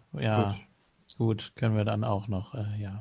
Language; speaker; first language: German; native; German